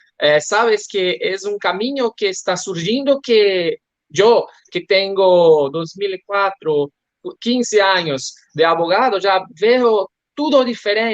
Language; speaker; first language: Spanish; non-native, learner; Portuguese